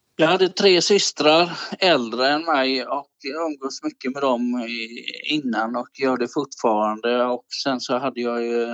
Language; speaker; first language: Swedish; native; Swedish